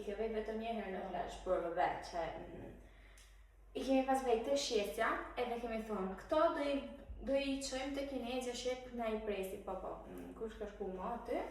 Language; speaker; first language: Albanian; early bilingual, heritage; Albanian